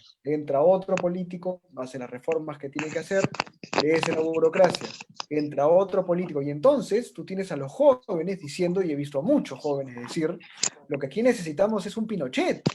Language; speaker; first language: Spanish; native; Spanish